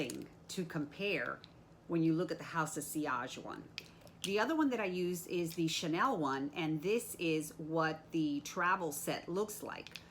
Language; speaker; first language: English; native; English